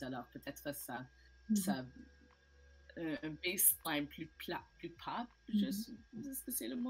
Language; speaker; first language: French; non-native, local second language; English